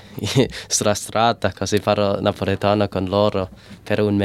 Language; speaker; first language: Italian; non-native, learner; Cantonese